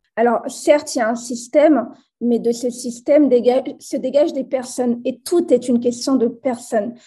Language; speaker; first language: French; native; French